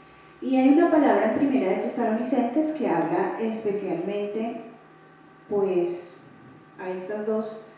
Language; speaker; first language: Spanish; native; Spanish